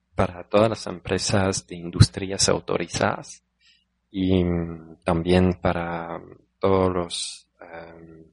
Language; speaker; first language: Spanish; non-native, fluent; French